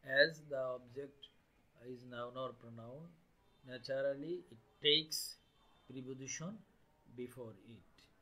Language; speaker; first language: English; non-native, local second language; Bangla